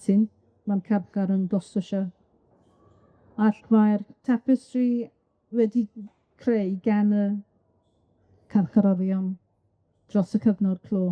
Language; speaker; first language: Welsh; non-native, local second language; English